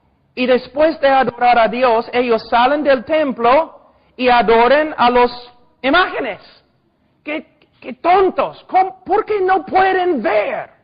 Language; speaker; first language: Spanish; non-native, fluent; English